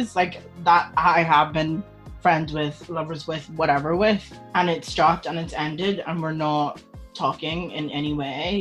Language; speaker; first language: English; native; English